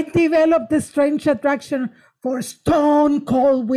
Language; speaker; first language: English; non-native, fluent; Spanish